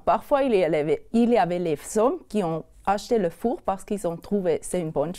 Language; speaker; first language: French; non-native, local second language; German